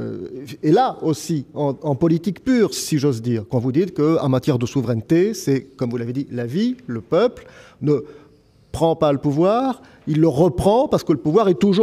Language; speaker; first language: French; native; French